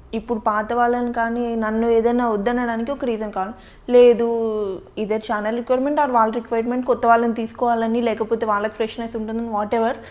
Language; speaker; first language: Telugu; native; Telugu